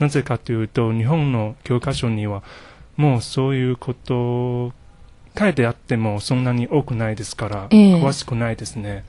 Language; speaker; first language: Japanese; non-native, fluent; Chinese